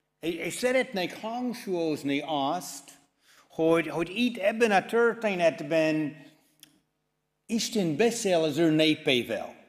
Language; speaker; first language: Hungarian; non-native, fluent; English